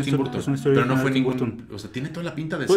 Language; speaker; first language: Spanish; native; Spanish